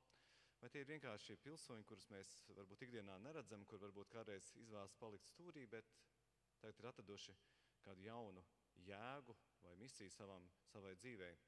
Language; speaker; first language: Latvian; native; Latvian